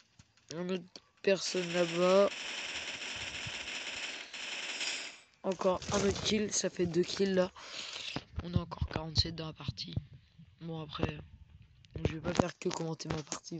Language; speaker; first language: French; native; French